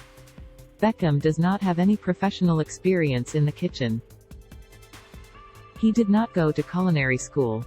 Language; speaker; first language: English; native; English